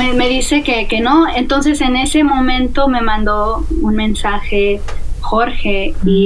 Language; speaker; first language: Spanish; native; Spanish